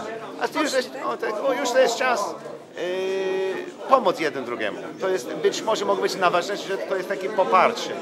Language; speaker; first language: Polish; non-native, learner; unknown